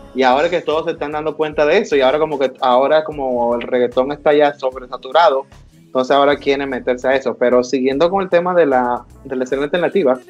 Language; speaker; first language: Spanish; native; Spanish